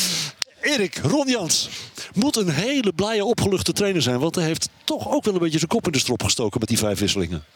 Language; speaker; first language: Dutch; native; Dutch